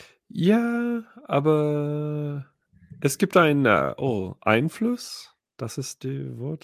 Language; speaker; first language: German; non-native, learner; English